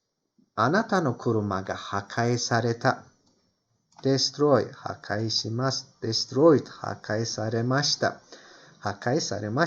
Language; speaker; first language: Japanese; non-native, fluent; Turkish